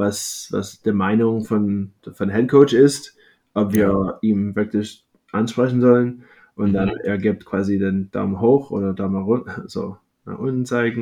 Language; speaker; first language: German; non-native, fluent; English